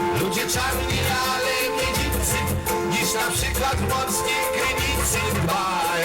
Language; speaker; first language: Polish; native; Polish